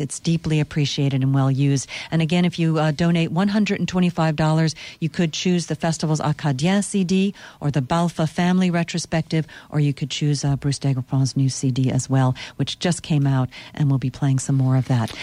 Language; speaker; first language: English; early bilingual, other home language; French